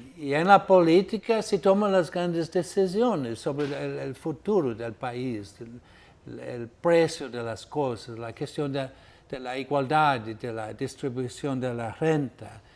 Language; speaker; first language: Spanish; non-native, fluent; Portuguese